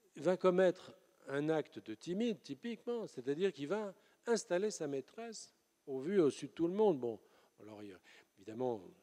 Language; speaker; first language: French; native; French